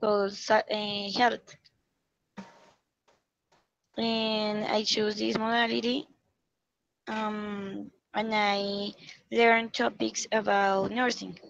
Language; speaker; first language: English; non-native, learner; Spanish